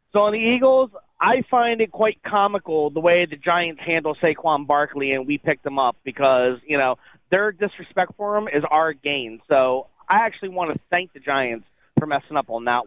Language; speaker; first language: English; native; English